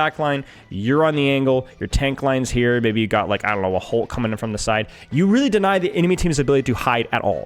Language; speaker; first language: English; native; English